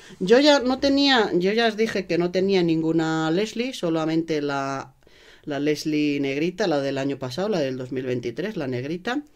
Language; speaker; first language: Spanish; native; Spanish